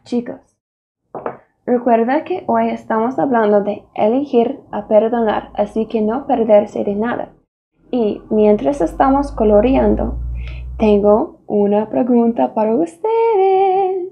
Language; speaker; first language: Spanish; non-native, fluent; English